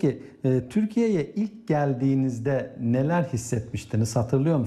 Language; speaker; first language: Turkish; native; Turkish